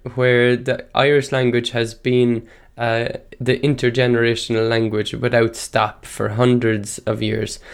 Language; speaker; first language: English; non-native, local second language; Irish